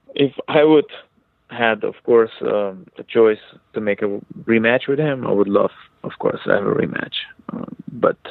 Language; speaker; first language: English; non-native, fluent; Hebrew